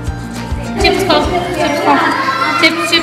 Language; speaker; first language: English; non-native, local second language; Hindi